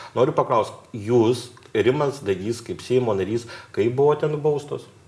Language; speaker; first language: Lithuanian; native; Lithuanian